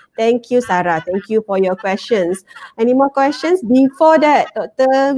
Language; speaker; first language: English; non-native, local second language; Malay